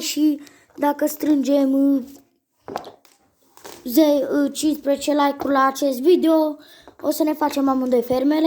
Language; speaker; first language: Romanian; native; Romanian